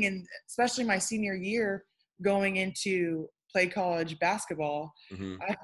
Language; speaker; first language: English; native; English